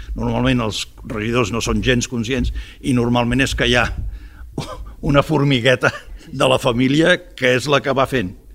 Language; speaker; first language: Catalan; early bilingual, heritage; Catalan